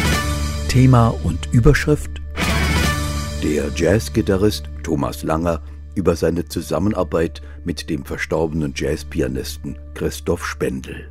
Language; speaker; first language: German; native; German